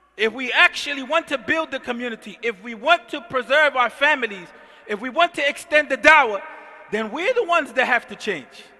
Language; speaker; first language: English; native; English